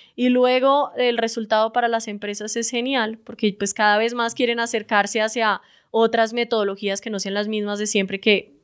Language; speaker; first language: Spanish; native; Spanish